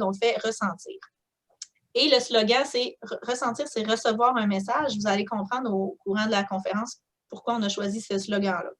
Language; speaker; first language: French; native; French